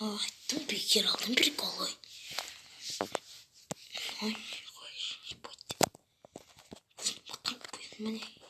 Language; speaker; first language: Turkish; non-native, learner; Kazakh